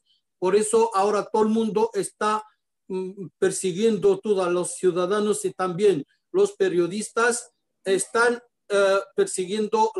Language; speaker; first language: Spanish; non-native, fluent; Arabic